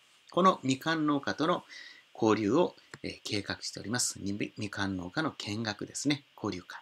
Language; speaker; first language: Japanese; native; Japanese